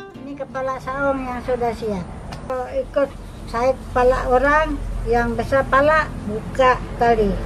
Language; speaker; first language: Malay; non-native, local second language; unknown